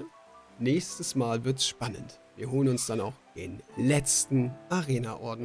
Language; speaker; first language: German; native; German